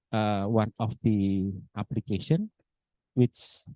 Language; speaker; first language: English; non-native, learner; Indonesian